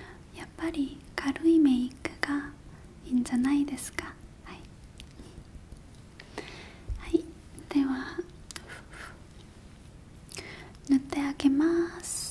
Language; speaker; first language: Japanese; non-native, learner; Korean